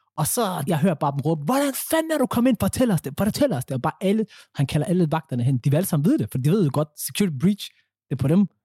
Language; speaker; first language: Danish; early bilingual, other home language; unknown